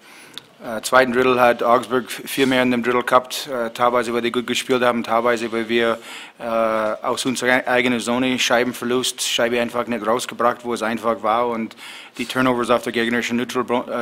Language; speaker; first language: German; non-native, fluent; English